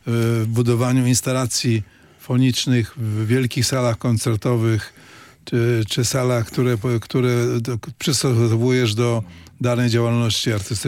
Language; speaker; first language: Polish; native; Polish